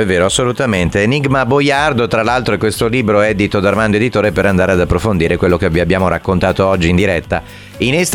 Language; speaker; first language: Italian; native; Italian